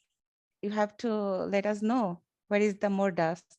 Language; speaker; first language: English; non-native, learner; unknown